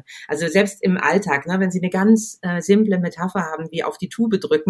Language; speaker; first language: German; native; German